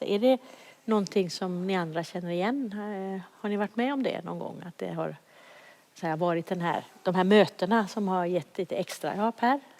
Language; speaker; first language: Swedish; native; Swedish